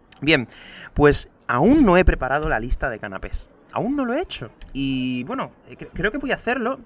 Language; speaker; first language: Spanish; native; Spanish